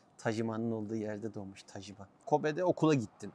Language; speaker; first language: Turkish; native; Turkish